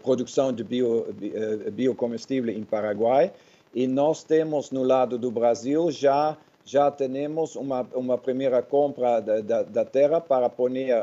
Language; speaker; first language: Portuguese; non-native, fluent; Dutch